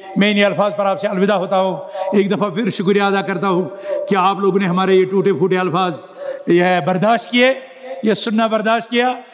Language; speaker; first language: Urdu; non-native, local second language; Kashmiri